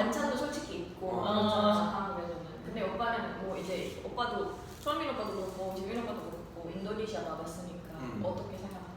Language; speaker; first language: Korean; non-native, learner; Indonesian